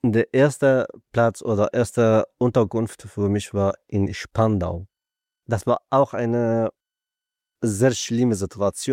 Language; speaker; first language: German; non-native, learner; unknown